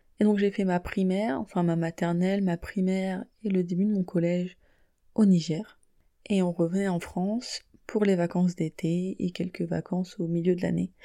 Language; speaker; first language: French; native; French